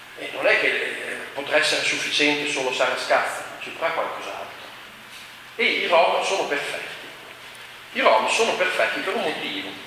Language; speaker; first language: Italian; native; Italian